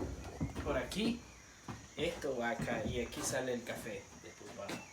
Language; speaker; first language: Spanish; native; Spanish